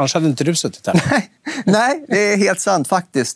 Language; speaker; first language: Swedish; native; Swedish